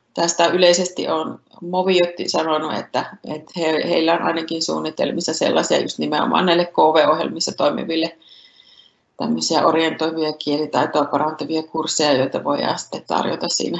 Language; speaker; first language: Finnish; native; Finnish